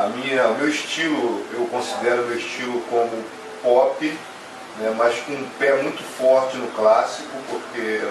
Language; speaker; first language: Portuguese; native; Portuguese